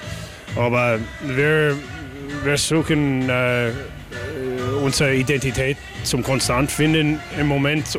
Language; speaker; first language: German; non-native, fluent; English